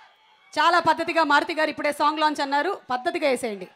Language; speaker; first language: Telugu; native; Telugu